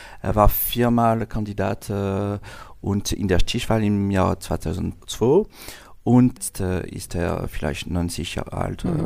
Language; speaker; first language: German; non-native, learner; French